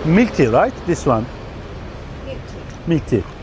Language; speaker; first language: English; non-native, learner; Turkish